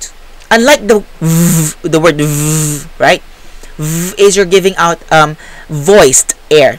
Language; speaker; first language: English; non-native, local second language; Filipino